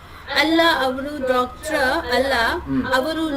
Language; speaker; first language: Kannada; non-native, learner; Bhojpuri